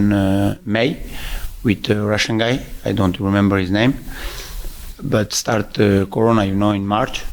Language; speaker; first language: English; non-native, learner; French